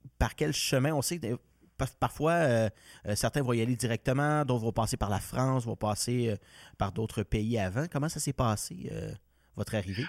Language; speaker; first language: French; native; French